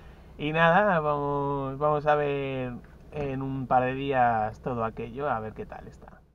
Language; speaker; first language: Spanish; native; Spanish